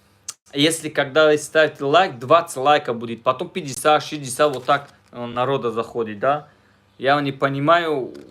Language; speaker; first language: Russian; non-native, learner; Tajik